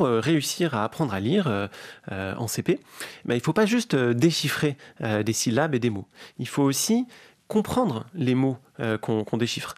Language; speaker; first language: French; native; French